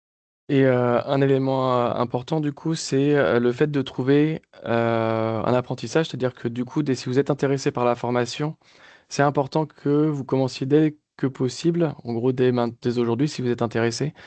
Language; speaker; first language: French; native; French